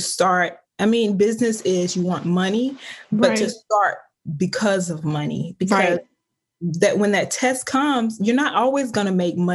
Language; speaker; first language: English; native; English